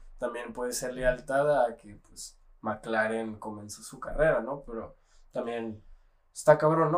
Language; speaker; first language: Spanish; native; Spanish